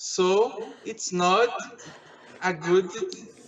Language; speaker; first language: English; non-native, learner; Portuguese